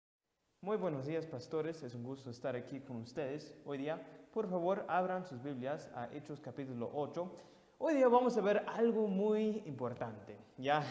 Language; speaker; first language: Spanish; non-native, fluent; English